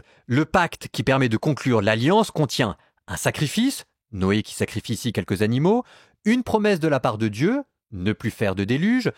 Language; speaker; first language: French; native; French